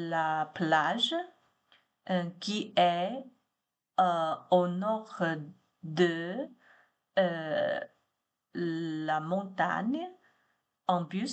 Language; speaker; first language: French; non-native, learner; Chinese